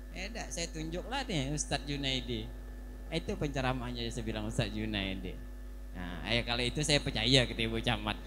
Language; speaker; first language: Indonesian; non-native, local second language; Banjar